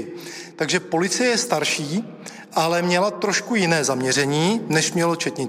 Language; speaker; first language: Czech; native; Czech